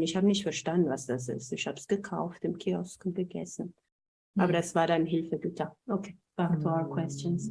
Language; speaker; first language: German; non-native, fluent; Amharic